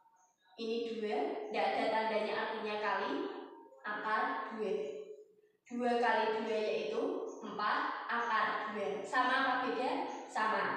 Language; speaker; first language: Indonesian; native; Indonesian